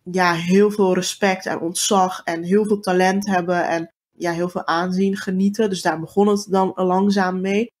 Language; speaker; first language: Dutch; early bilingual, other home language; Turkish